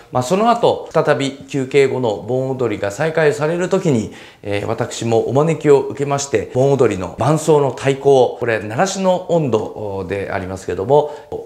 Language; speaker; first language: Japanese; native; Japanese